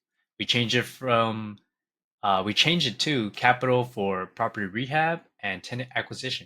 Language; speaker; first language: English; native; English